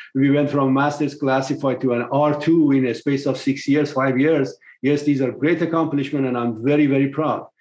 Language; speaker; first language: English; non-native, fluent; Persian